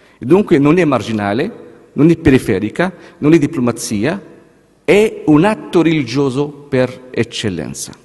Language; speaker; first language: Italian; non-native, fluent; Arabic